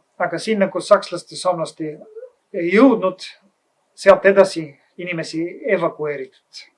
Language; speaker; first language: Estonian; non-native, fluent; Bulgarian